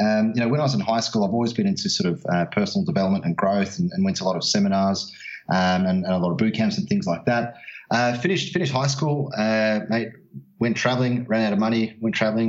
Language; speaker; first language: English; native; English